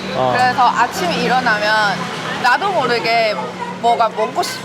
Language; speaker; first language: Korean; non-native, fluent; Chinese